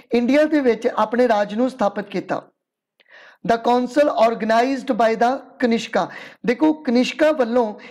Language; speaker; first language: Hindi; non-native, local second language; Punjabi